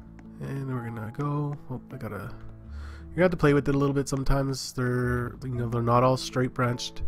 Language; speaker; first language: English; native; English